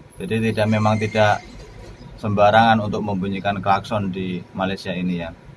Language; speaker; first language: Indonesian; native; Indonesian